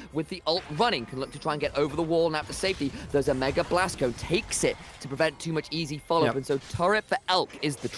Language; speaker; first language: English; native; English